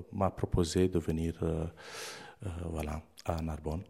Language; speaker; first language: French; non-native, fluent; Romanian